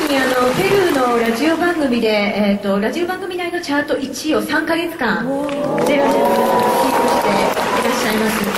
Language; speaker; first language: Japanese; native; Japanese